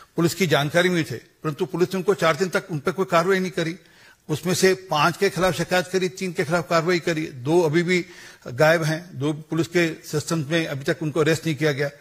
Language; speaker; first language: Hindi; non-native, local second language; Punjabi